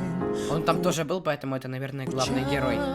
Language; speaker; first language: Russian; native; Russian